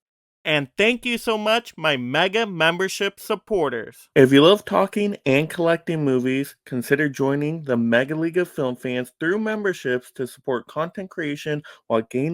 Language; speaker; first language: English; native; English